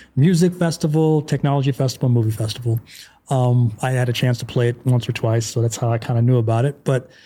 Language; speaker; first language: English; native; English